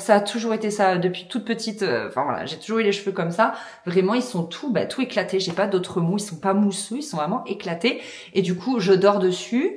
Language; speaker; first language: French; native; French